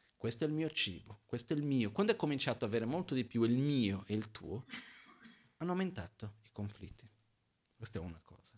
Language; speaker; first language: Italian; non-native, fluent; Portuguese